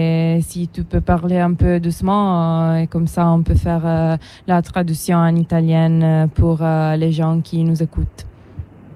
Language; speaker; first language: French; non-native, learner; Italian